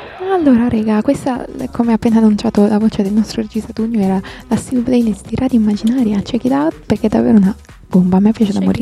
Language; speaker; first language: Italian; native; Italian